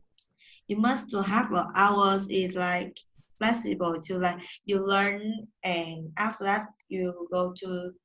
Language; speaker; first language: English; non-native, learner; Vietnamese